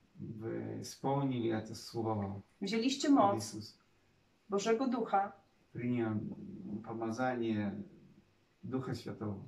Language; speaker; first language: Polish; non-native, learner; Russian